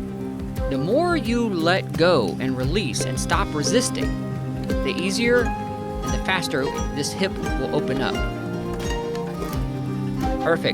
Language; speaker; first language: English; native; English